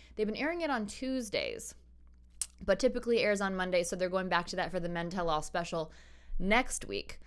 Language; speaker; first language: English; native; English